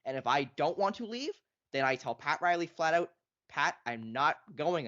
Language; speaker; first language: English; native; English